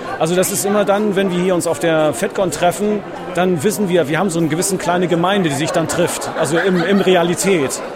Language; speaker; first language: German; native; German